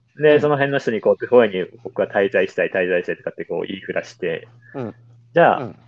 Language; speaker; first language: Japanese; native; Japanese